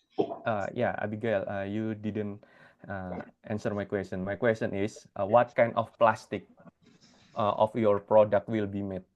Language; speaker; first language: English; non-native, fluent; Indonesian